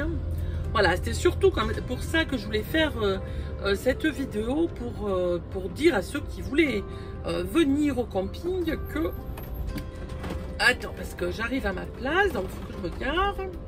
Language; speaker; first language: French; native; French